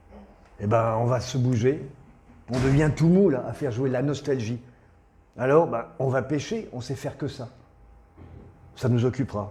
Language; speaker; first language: French; native; French